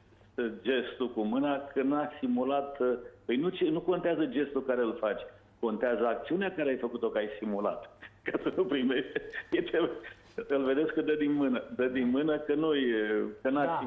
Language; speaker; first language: Romanian; native; Romanian